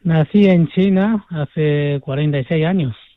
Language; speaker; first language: Spanish; non-native, fluent; Chinese